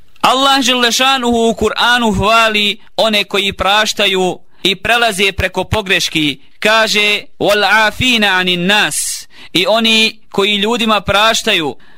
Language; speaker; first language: Bosnian; native; Bosnian